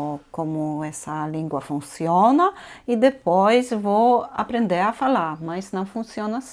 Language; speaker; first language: Portuguese; non-native, fluent; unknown